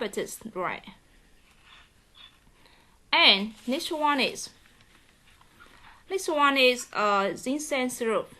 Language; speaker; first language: English; non-native, learner; Vietnamese